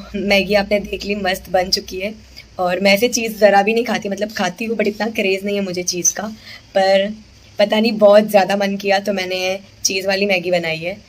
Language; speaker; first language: Hindi; non-native, local second language; Gujarati